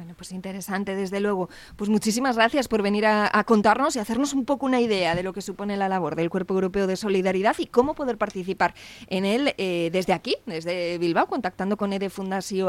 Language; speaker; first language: Spanish; native; Spanish